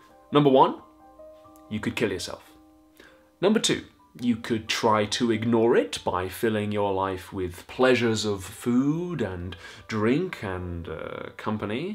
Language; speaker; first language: English; native; English